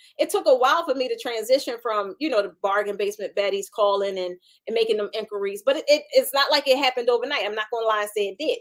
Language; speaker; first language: English; native; English